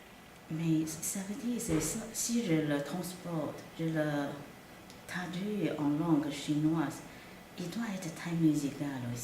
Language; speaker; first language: French; non-native, fluent; Chinese